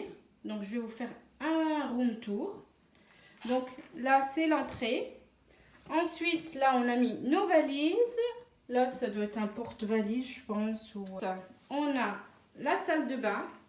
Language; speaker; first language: French; native; French